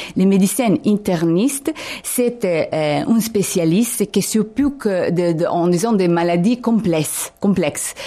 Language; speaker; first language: French; non-native, fluent; Italian